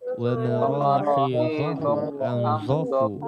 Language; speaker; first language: Arabic; non-native, learner; Indonesian